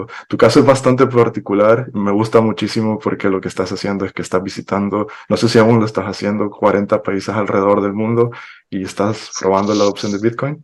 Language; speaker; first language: Spanish; native; Spanish